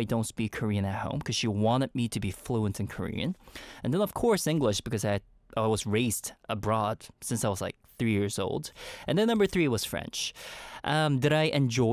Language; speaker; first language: English; early bilingual, other home language; Korean